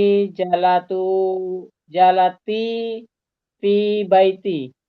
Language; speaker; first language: Arabic; non-native, learner; Indonesian